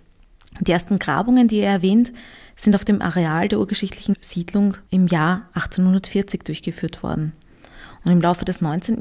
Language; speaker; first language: German; native; German